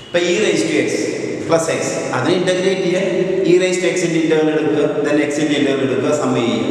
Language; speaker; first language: English; non-native, local second language; Malayalam